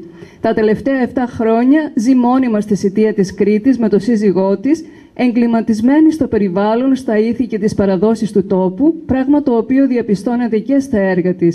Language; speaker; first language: Greek; native; Greek